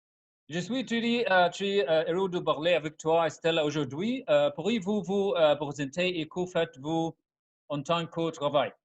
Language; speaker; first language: French; non-native, learner; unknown